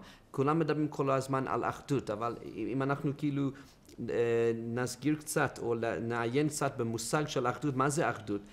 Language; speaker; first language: Hebrew; non-native, fluent; English